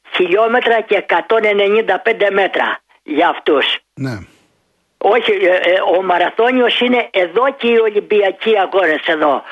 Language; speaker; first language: Greek; native; Greek